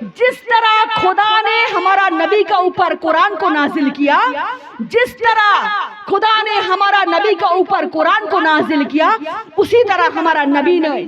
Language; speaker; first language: Urdu; non-native, local second language; Bangla